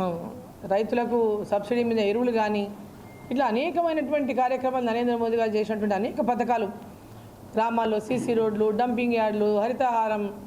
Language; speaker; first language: Telugu; native; Telugu